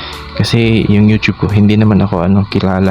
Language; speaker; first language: Filipino; native; Filipino